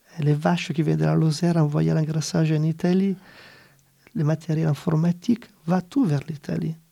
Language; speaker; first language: French; non-native, fluent; Italian